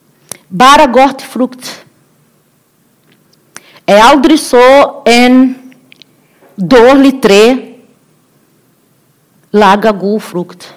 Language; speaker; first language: Norwegian; non-native, learner; Portuguese